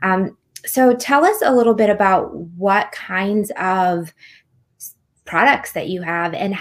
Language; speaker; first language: English; native; English